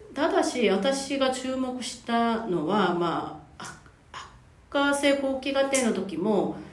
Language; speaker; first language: Japanese; non-native, fluent; Korean